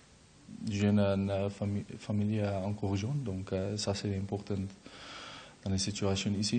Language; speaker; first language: French; non-native, learner; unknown